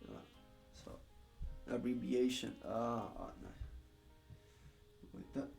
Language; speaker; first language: Japanese; non-native, learner; Spanish